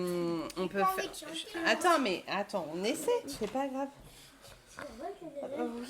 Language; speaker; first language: French; native; French